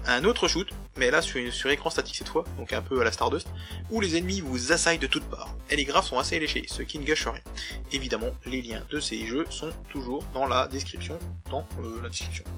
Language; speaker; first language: French; native; French